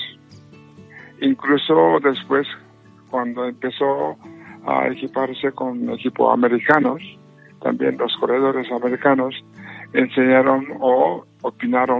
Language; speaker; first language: Spanish; non-native, fluent; Japanese